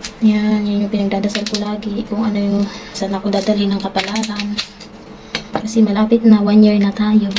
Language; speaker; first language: Filipino; native; Filipino